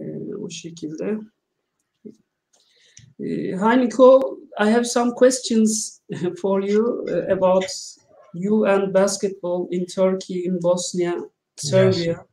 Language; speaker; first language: English; non-native, learner; Turkish